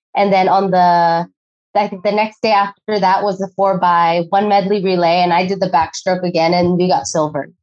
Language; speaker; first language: English; early bilingual, other home language; Filipino